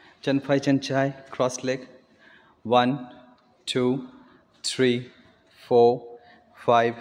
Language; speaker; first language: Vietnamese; non-native, learner; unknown